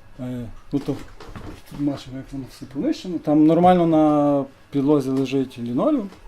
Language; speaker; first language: Ukrainian; native; Ukrainian